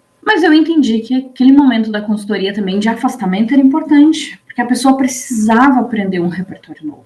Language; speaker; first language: Portuguese; native; Portuguese